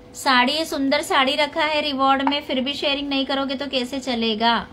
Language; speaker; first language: Hindi; non-native, local second language; Marathi